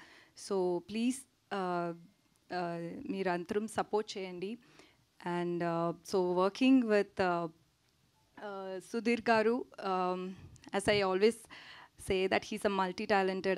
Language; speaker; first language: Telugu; non-native, learner; Tamil